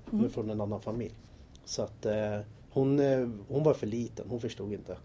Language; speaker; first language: Swedish; native; Swedish